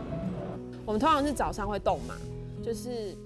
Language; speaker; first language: Chinese; native; Chinese